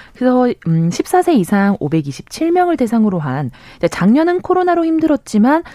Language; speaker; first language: Korean; native; Korean